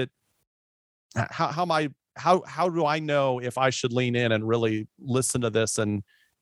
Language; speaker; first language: English; native; English